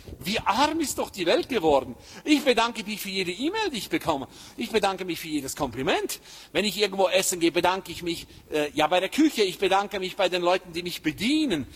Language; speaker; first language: German; native; German